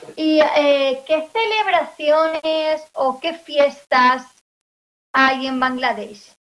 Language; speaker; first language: Spanish; native; Spanish